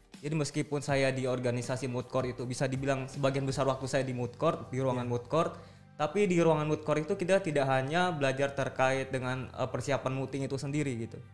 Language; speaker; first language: Indonesian; native; Indonesian